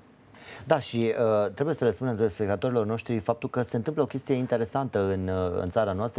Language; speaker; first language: Romanian; native; Romanian